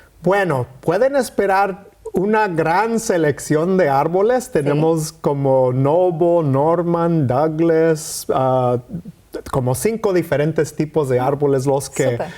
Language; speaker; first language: Spanish; early bilingual, heritage; Spanish